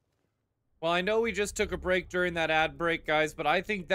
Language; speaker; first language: English; native; English